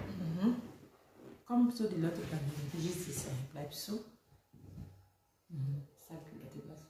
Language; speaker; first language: German; non-native, learner; English